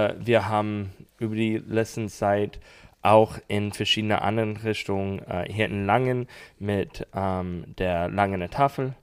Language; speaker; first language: German; non-native, learner; English